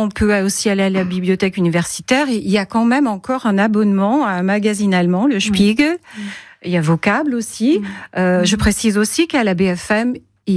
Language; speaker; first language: French; native; French